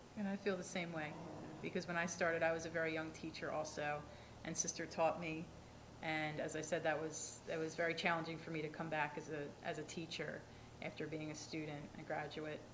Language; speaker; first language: English; native; English